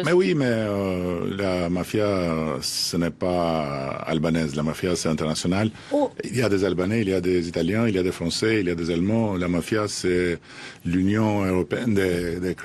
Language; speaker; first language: French; non-native, fluent; Albanian